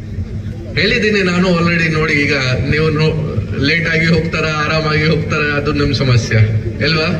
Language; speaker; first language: Kannada; non-native, fluent; Hindi